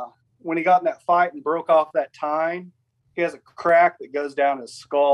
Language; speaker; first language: English; native; English